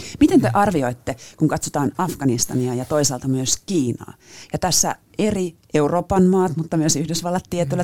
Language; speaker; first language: Finnish; native; Finnish